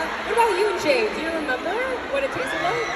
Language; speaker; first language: English; non-native, local second language; Filipino